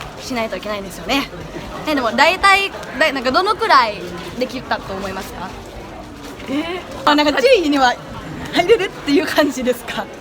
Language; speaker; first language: Japanese; non-native, fluent; Thai